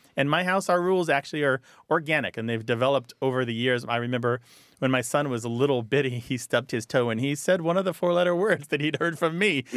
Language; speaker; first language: English; native; English